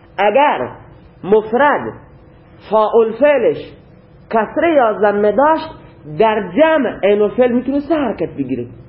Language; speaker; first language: Persian; native; Persian